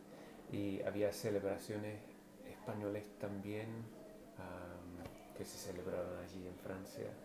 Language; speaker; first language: Spanish; non-native, fluent; English